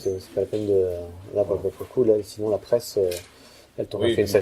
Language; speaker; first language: French; native; French